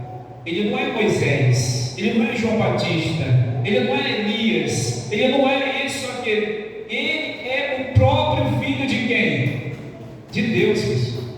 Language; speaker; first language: Portuguese; native; Portuguese